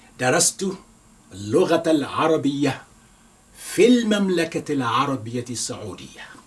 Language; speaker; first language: Arabic; non-native, fluent; Yoruba